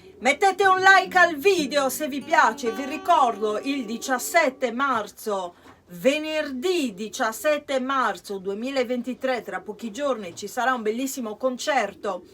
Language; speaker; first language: Italian; native; Italian